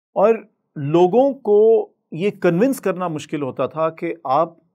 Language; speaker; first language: Hindi; native; Hindi